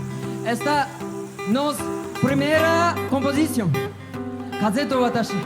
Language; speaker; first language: Spanish; non-native, learner; Japanese